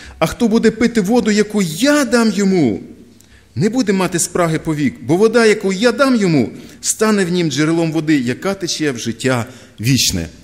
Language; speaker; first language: Ukrainian; non-native, local second language; Russian